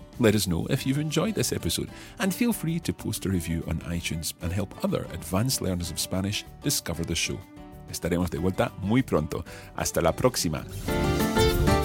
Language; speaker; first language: English; native; English